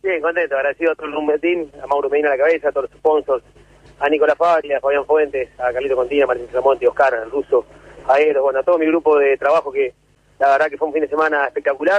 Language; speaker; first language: Spanish; native; Spanish